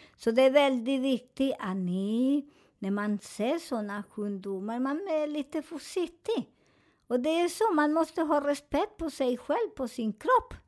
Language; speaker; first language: Swedish; non-native, fluent; Spanish